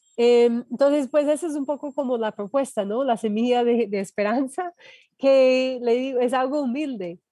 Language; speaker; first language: Spanish; non-native, fluent; English